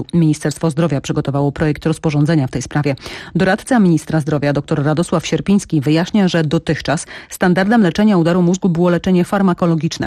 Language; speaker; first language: Polish; native; Polish